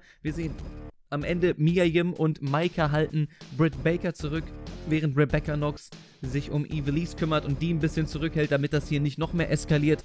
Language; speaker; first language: German; native; German